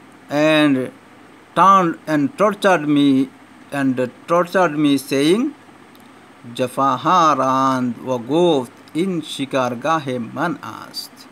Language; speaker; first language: English; non-native, local second language; Sylheti